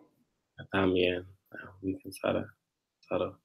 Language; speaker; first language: Spanish; non-native, learner; English